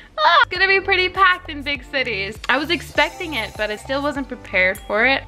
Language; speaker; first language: English; native; English